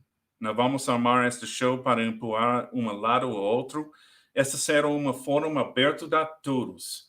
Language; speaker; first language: Portuguese; non-native, learner; English